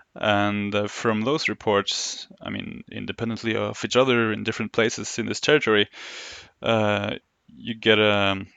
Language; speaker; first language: English; non-native, fluent; Norwegian